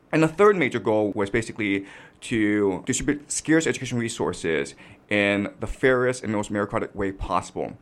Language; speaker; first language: English; native; English